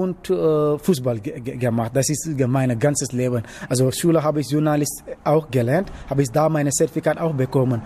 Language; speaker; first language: German; non-native, learner; Wolof